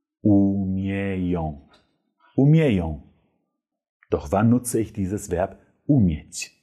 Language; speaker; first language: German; non-native, fluent; Polish